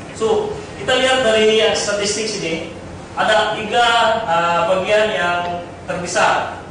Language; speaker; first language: Indonesian; non-native, fluent; Filipino